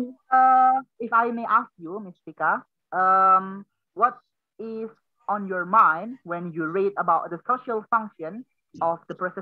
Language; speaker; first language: English; non-native, learner; Indonesian